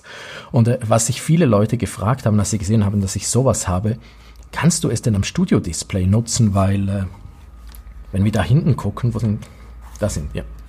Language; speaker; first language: German; native; German